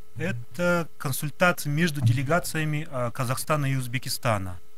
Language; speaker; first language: Russian; non-native, local second language; Kyrgyz